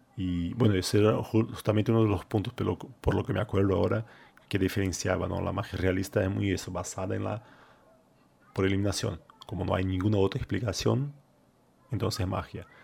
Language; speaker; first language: Spanish; non-native, fluent; Portuguese